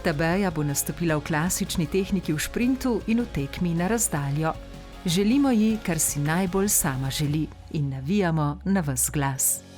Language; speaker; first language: Slovenian; native; Slovenian